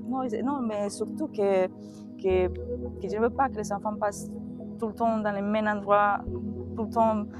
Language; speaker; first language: French; non-native, learner; Spanish